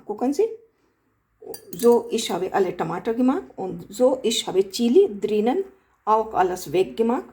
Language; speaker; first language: German; non-native, learner; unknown